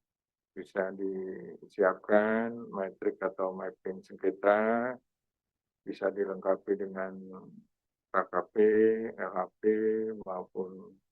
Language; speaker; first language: Indonesian; native; Indonesian